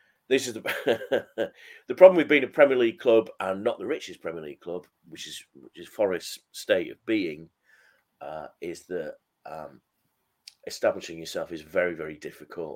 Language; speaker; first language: English; native; English